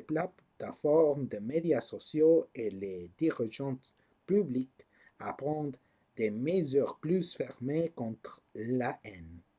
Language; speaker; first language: French; non-native, learner; English